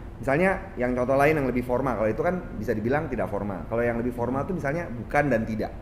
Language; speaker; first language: Indonesian; native; Indonesian